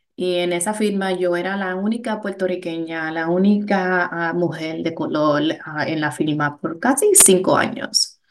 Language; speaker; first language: Spanish; early bilingual, heritage; Spanish